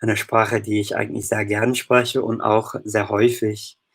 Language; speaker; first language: German; non-native, fluent; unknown